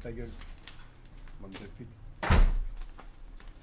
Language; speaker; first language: French; native; French